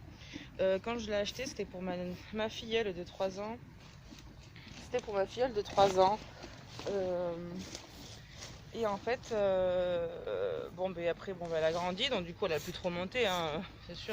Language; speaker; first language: French; native; French